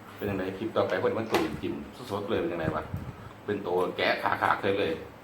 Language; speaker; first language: Thai; native; Thai